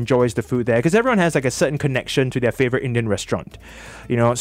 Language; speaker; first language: English; native; English